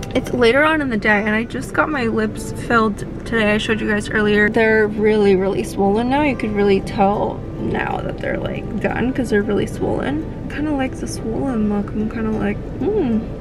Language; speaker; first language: English; native; English